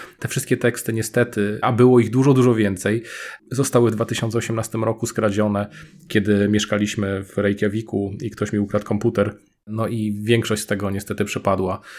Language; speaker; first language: Polish; native; Polish